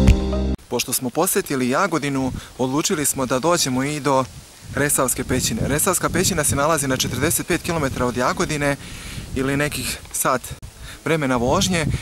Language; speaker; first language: Bosnian; native; Bosnian